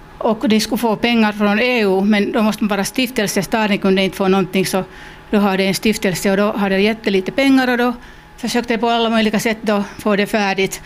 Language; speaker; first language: Swedish; non-native, local second language; Finnish